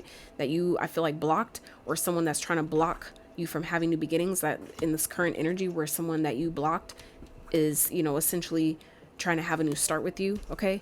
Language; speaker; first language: English; native; English